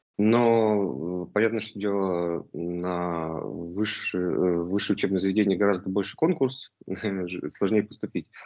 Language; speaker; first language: Russian; native; Russian